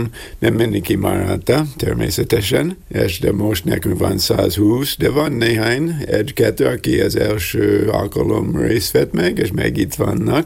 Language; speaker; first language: Hungarian; non-native, learner; English